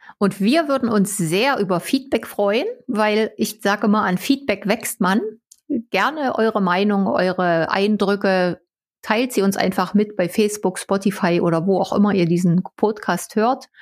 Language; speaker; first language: German; non-native, local second language; Upper Sorbian